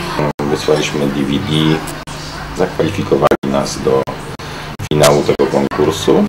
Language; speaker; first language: Polish; native; Polish